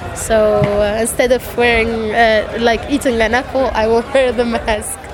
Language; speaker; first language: English; non-native, fluent; Arabic